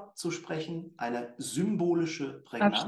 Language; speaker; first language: German; native; German